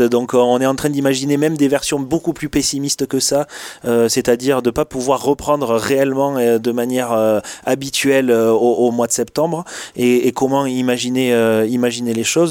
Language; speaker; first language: French; native; French